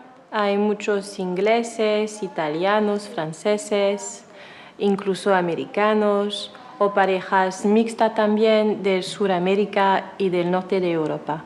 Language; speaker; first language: Spanish; non-native, fluent; French